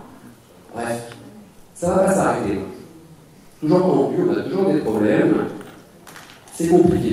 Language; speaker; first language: French; native; French